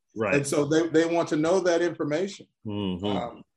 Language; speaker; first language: English; native; English